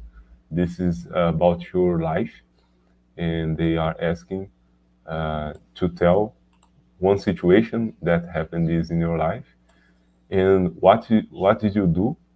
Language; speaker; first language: English; non-native, learner; Portuguese